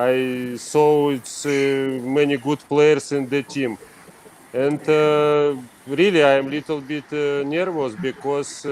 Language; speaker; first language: English; non-native, learner; Russian